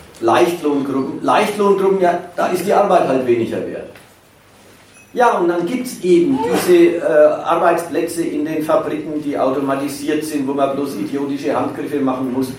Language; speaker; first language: German; native; German